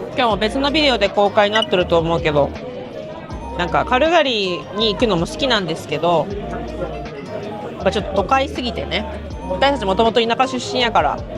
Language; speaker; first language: Japanese; native; Japanese